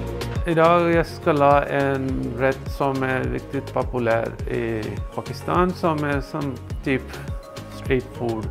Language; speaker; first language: Swedish; non-native, learner; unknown